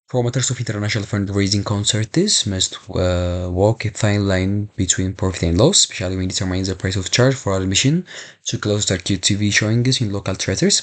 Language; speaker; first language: English; non-native, local second language; Amharic